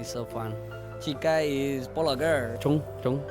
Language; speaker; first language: English; non-native, learner; Spanish